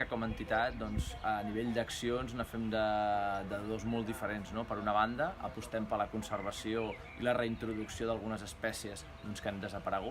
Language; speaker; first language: Catalan; native; Catalan